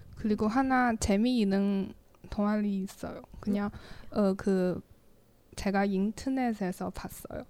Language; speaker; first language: Korean; non-native, learner; Chinese